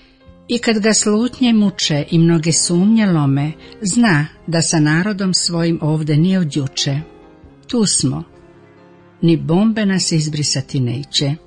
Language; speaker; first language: Serbian; native; Serbian